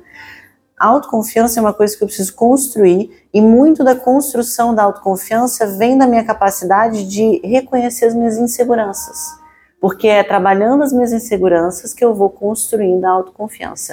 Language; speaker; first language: Portuguese; native; Portuguese